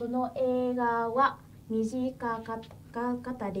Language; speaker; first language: Japanese; non-native, fluent; Vietnamese